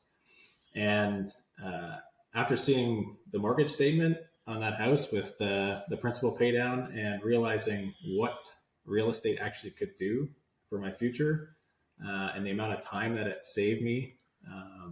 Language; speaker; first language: English; native; English